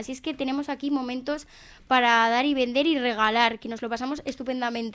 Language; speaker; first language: Spanish; native; Spanish